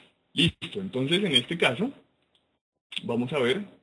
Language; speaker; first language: Spanish; native; Spanish